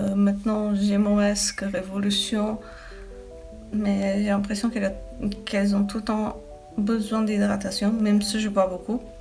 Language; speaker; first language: French; early bilingual, other home language; Portuguese